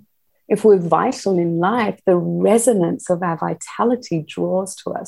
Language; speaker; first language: English; native; English